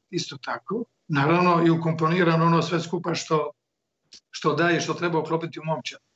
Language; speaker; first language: Croatian; native; Croatian